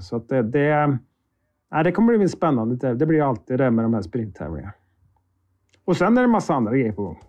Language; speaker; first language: Swedish; native; Swedish